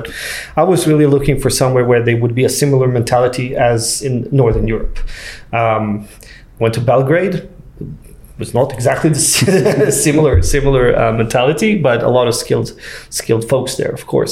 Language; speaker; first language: English; non-native, fluent; Swedish